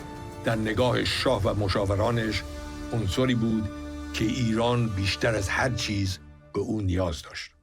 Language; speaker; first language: Persian; native; Persian